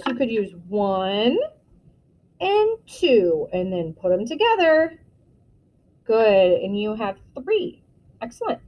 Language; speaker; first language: English; native; English